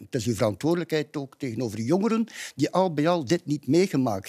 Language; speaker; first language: Dutch; native; Dutch